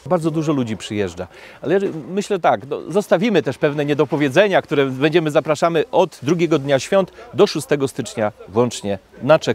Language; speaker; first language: Polish; native; Polish